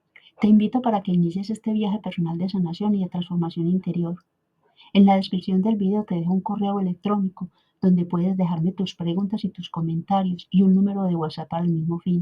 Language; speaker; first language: Spanish; native; Spanish